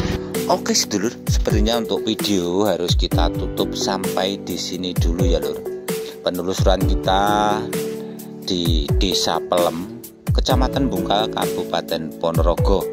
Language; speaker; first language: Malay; non-native, local second language; Javanese